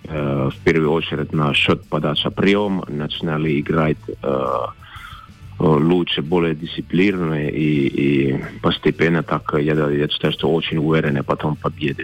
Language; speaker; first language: Russian; non-native, fluent; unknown